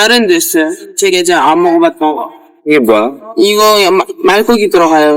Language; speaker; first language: Korean; non-native, learner; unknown